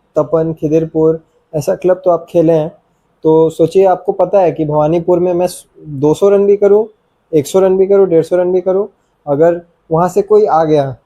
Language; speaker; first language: Hindi; non-native, local second language; Bangla